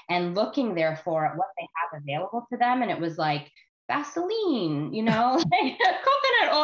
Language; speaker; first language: English; native; English